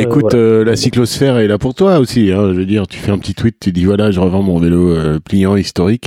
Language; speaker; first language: French; native; French